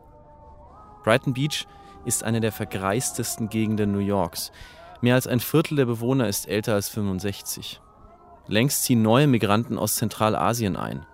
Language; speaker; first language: German; native; German